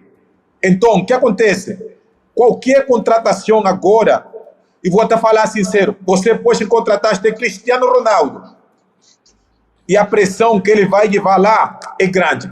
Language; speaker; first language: Portuguese; non-native, fluent; Spanish